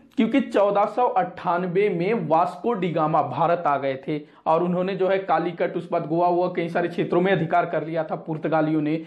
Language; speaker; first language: Hindi; non-native, local second language; Marathi